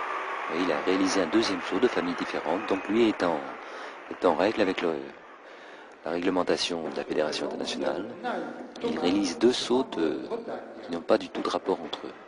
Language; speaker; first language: French; native; French